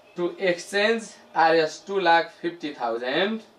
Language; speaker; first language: English; non-native, local second language; Nepali